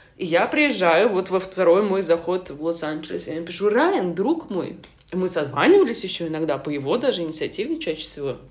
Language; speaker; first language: Russian; native; Russian